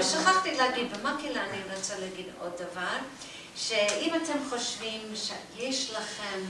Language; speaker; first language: Hebrew; non-native, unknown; English